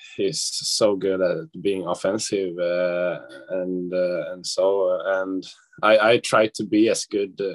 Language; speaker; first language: English; non-native, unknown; Swedish